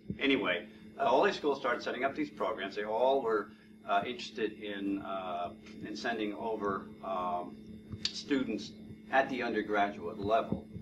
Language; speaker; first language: English; native; English